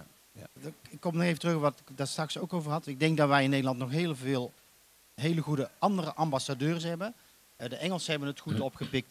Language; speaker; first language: Dutch; native; Dutch